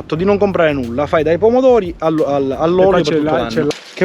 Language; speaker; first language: Italian; native; Italian